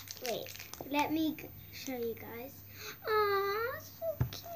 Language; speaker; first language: English; native; English